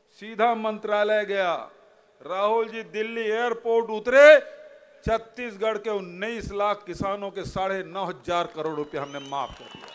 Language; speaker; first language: Hindi; native; Hindi